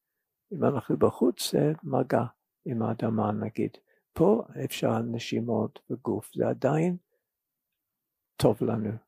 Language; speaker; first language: Hebrew; non-native, fluent; English